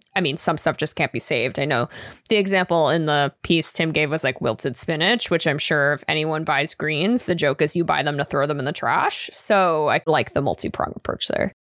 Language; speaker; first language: English; native; English